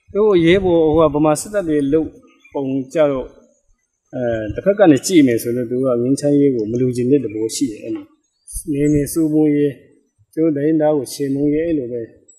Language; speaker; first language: Burmese; non-native, local second language; Kachin